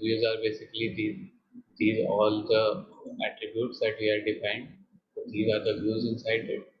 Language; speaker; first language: English; non-native, fluent; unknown